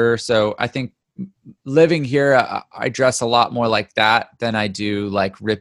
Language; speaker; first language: English; native; English